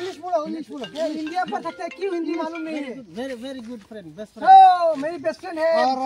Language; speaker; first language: Hindi; non-native, local second language; Khasi